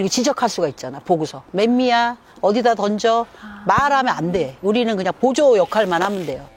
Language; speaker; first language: Korean; native; Korean